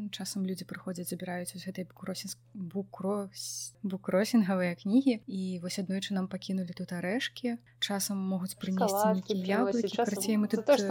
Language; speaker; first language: Belarusian; native; Belarusian